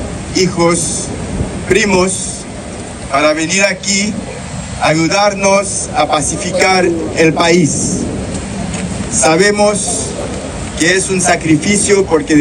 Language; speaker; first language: Spanish; non-native, fluent; French